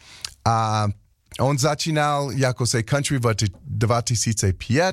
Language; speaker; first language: Czech; non-native, learner; English